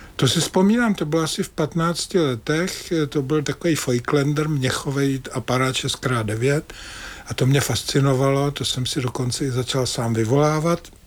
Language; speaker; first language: Czech; native; Czech